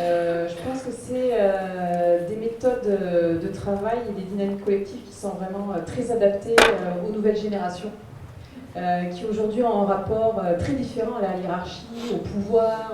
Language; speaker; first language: French; native; French